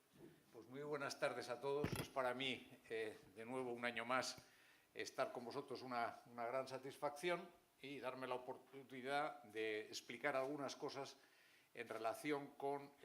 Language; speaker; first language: Spanish; native; Spanish